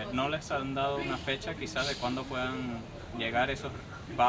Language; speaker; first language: Spanish; native; Spanish